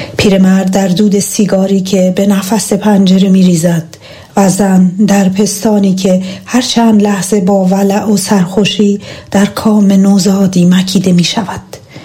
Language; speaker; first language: Persian; native; Persian